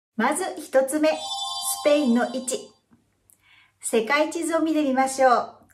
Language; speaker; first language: Japanese; native; Japanese